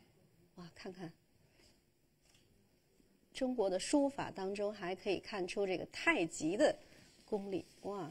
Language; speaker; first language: Chinese; native; Chinese